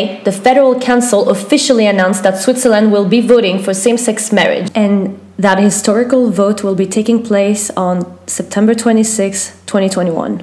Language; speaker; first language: English; non-native, fluent; French